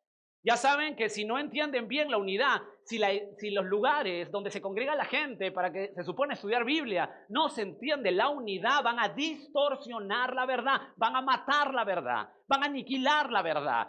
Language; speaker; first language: Spanish; native; Spanish